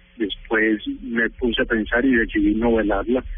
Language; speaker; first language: Spanish; native; Spanish